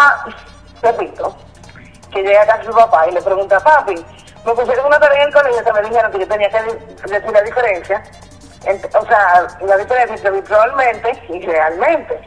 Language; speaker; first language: Spanish; native; Spanish